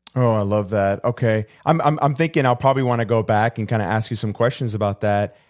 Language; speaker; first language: English; native; English